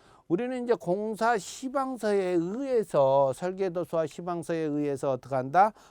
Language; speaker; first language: Korean; native; Korean